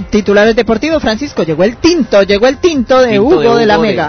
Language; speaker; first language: Spanish; native; Spanish